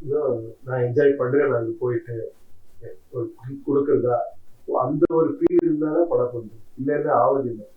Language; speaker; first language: Tamil; non-native, learner; Kannada